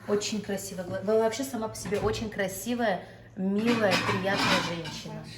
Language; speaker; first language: Russian; native; Russian